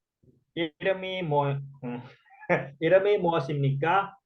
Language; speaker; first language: Korean; non-native, fluent; Indonesian